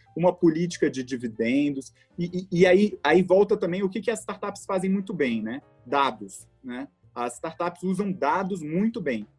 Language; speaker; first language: Portuguese; native; Portuguese